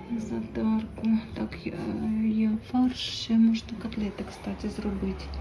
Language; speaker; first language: Ukrainian; non-native, local second language; Russian